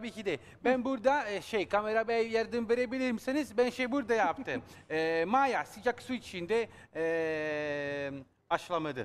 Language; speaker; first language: Turkish; non-native, learner; Italian